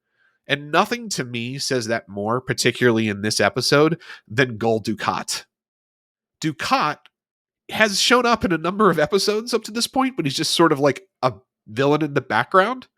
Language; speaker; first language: English; native; English